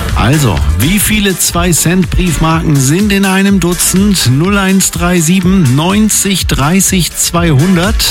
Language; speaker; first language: German; native; German